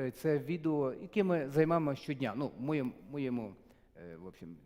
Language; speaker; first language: Ukrainian; native; Ukrainian